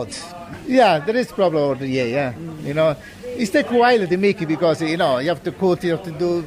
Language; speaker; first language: English; non-native, learner; Italian